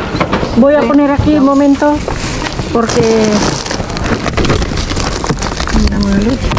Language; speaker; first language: Spanish; non-native, learner; Filipino